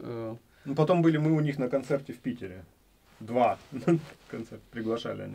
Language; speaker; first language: Russian; native; Russian